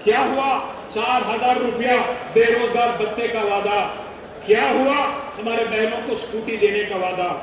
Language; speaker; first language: Hindi; non-native, local second language; Telugu